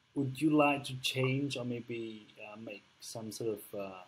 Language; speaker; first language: English; non-native, fluent; Vietnamese